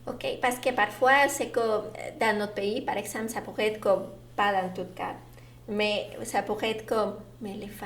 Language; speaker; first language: French; non-native, learner; Spanish